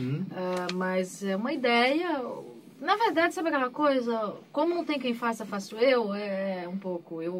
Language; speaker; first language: Portuguese; native; Portuguese